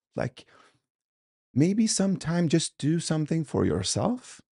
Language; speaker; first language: English; early bilingual, other home language; Swedish